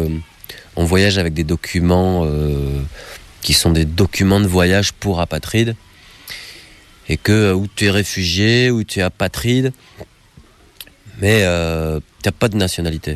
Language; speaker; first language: French; native; French